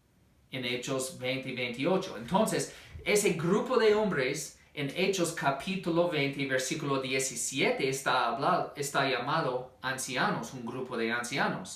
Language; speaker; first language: Spanish; non-native, fluent; English